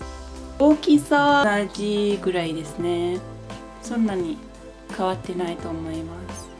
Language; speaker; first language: Japanese; non-native, fluent; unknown